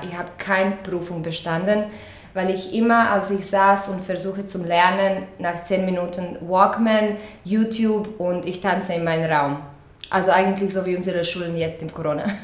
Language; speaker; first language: German; non-native, fluent; Croatian